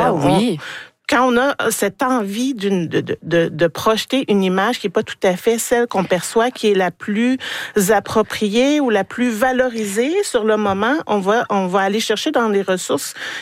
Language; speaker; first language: French; native; French